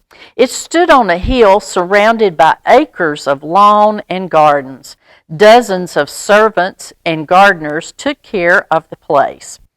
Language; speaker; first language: English; native; English